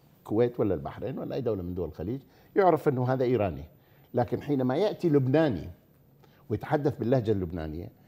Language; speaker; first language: Arabic; native; Arabic